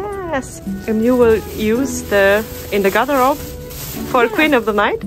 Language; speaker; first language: English; non-native, learner; Japanese